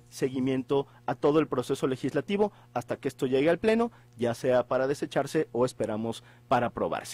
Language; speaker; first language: Spanish; native; Spanish